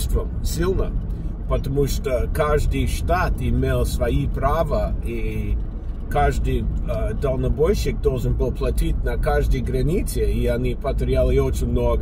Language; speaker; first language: Russian; non-native, fluent; English